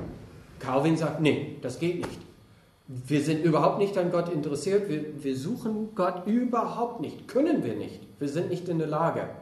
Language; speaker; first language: German; non-native, fluent; English